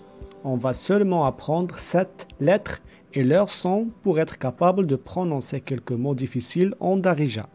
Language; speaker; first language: French; non-native, local second language; Arabic